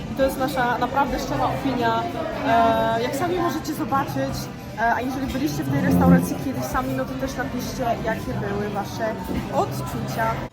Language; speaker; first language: Polish; native; Polish